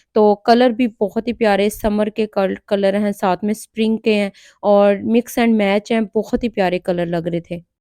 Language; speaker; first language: Urdu; non-native, local second language; Punjabi